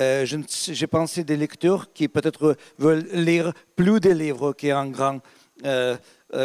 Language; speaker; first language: French; non-native, fluent; Russian